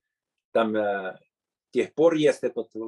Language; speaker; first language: Russian; non-native, fluent; Finnish